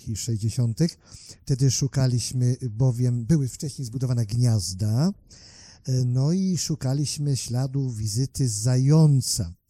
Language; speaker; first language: Polish; native; Polish